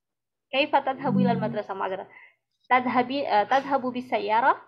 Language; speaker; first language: Arabic; non-native, fluent; Indonesian